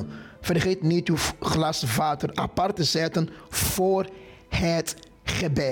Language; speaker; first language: Dutch; non-native, fluent; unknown